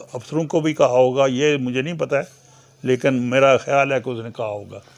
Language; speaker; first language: Urdu; non-native, local second language; Punjabi